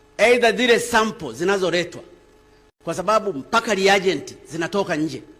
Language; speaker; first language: Swahili; non-native, local second language; Sukuma